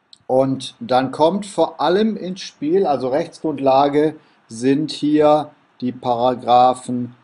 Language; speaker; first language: German; native; German